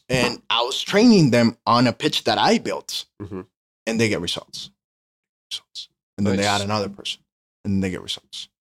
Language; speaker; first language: English; non-native, fluent; Spanish